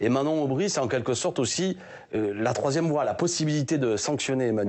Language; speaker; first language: French; native; French